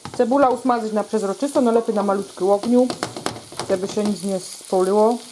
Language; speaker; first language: Polish; native; Polish